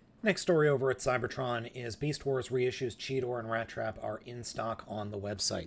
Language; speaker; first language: English; native; English